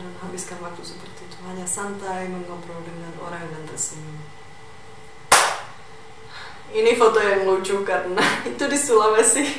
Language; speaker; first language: Indonesian; non-native, fluent; Czech